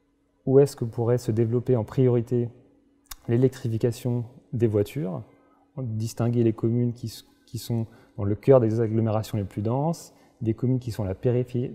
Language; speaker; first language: French; native; French